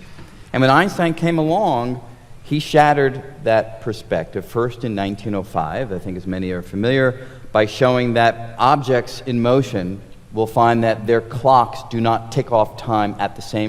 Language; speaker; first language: English; native; English